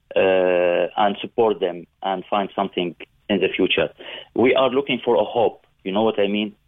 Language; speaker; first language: English; non-native, learner; Arabic